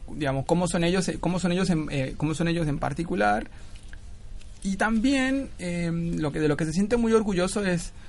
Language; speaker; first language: Spanish; native; Spanish